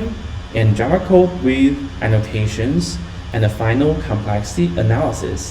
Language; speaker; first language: English; non-native, fluent; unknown